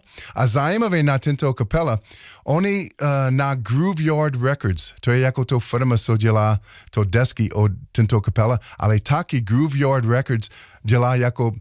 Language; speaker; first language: Czech; non-native, learner; English